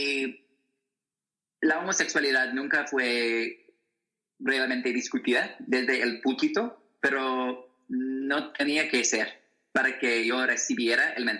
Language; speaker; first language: Spanish; non-native, learner; English